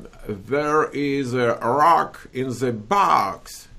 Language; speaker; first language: English; non-native, fluent; Russian